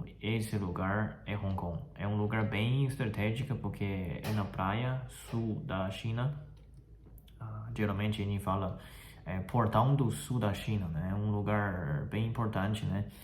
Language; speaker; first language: Portuguese; non-native, fluent; Chinese